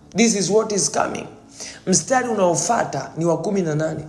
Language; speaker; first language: English; non-native, local second language; Swahili